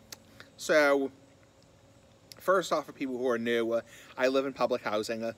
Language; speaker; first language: English; native; English